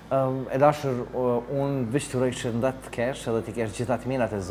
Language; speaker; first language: Albanian; native; Albanian